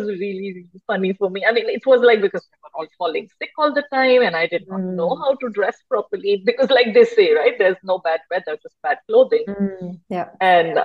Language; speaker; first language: English; non-native, local second language; Hindi